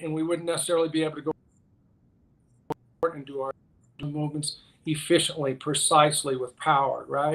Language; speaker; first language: English; native; English